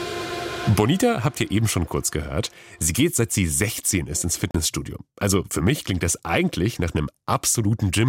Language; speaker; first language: German; native; German